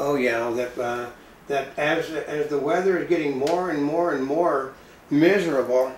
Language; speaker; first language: English; native; English